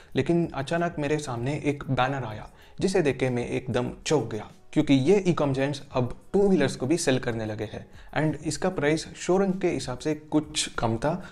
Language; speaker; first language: Hindi; non-native, local second language; Kannada